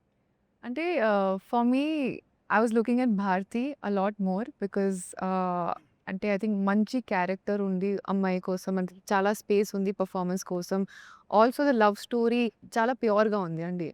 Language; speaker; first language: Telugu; non-native, learner; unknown